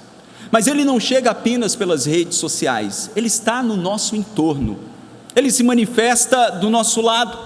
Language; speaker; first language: Portuguese; native; Portuguese